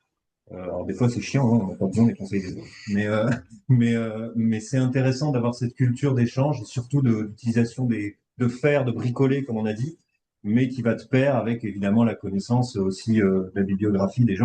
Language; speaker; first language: French; native; French